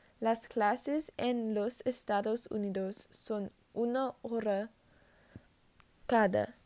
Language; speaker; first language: Spanish; non-native, learner; English